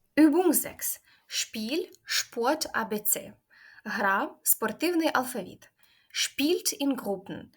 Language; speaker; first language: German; non-native, fluent; Ukrainian